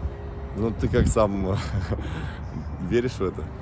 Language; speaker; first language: Russian; native; Russian